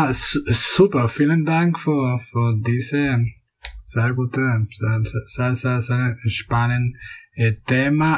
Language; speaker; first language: German; non-native, fluent; Spanish